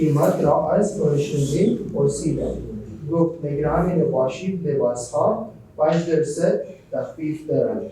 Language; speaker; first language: Persian; non-native, learner; Urdu